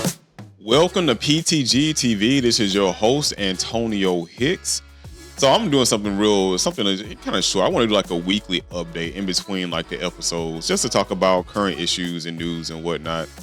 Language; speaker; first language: English; native; English